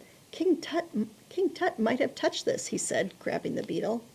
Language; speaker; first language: English; native; English